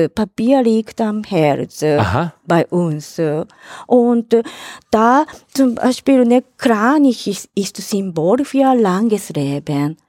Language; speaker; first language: German; non-native, learner; Japanese